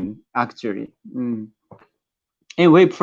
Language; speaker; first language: English; non-native, learner; Japanese